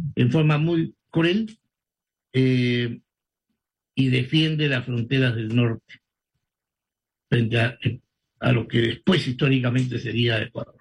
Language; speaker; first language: Spanish; native; Spanish